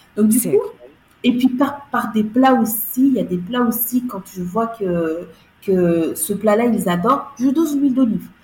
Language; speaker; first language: French; non-native, local second language; Arabic